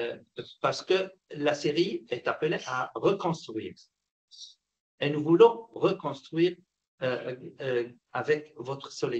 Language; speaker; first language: French; non-native, fluent; Arabic